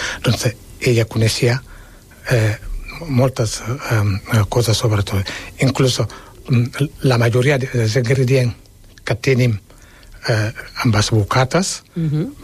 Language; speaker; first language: Catalan; non-native, fluent; Wolof